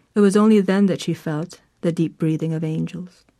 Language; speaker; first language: English; non-native, local second language; Filipino